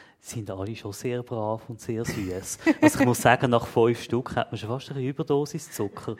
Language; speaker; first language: German; native; German